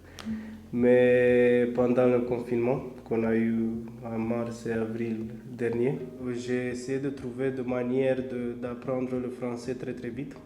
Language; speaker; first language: French; non-native, fluent; Romanian